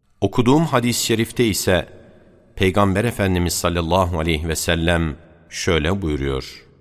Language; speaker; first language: Turkish; native; Turkish